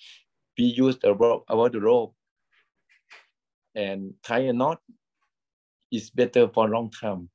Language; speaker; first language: English; non-native, learner; Thai